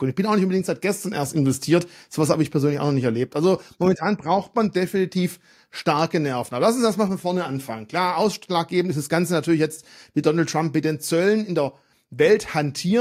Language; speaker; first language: German; native; German